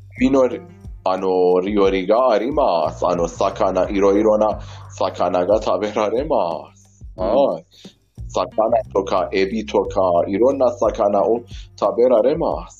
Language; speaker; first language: Japanese; non-native, learner; Persian